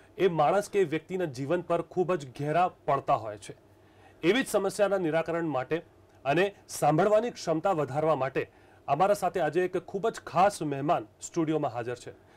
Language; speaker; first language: Gujarati; native; Gujarati